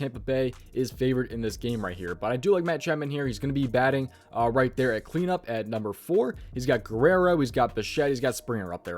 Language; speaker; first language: English; native; English